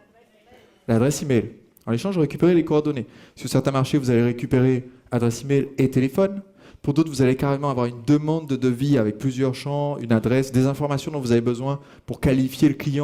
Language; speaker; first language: French; native; French